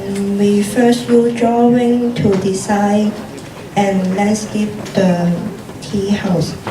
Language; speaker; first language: English; non-native, learner; Cantonese